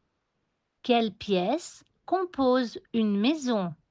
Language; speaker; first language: French; non-native, fluent; Spanish